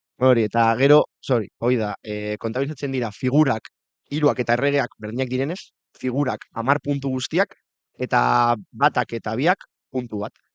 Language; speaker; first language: Basque; non-native, local second language; Spanish